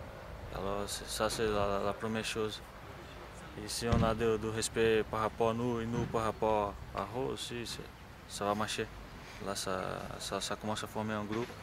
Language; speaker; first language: French; non-native, fluent; Portuguese